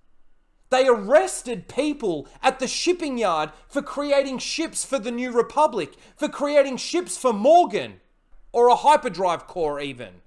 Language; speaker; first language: English; native; English